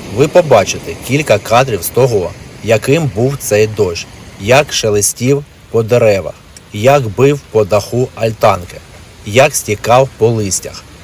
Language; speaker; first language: Ukrainian; native; Ukrainian